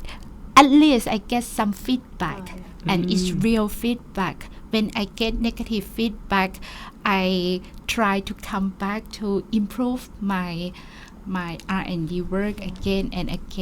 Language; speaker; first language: English; non-native, learner; Thai